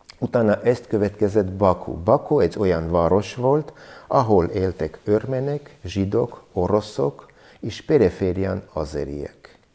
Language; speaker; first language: Hungarian; non-native, learner; Armenian